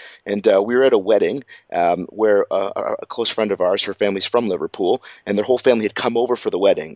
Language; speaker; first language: English; native; English